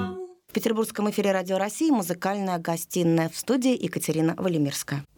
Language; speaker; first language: Russian; native; Russian